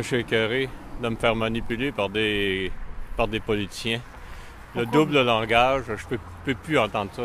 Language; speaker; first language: French; native; French